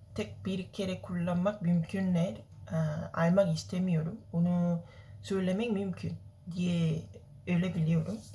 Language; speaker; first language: Turkish; non-native, learner; Korean